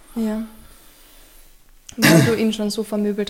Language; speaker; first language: German; native; German